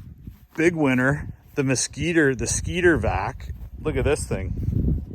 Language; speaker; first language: English; native; English